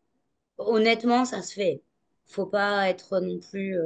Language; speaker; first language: French; native; French